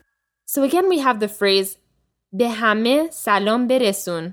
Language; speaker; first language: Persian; early bilingual, heritage; Persian